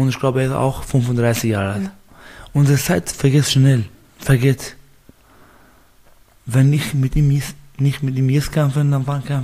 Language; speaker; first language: German; non-native, learner; Persian